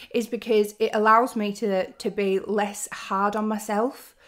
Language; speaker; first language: English; native; English